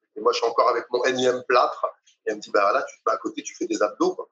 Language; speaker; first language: French; native; French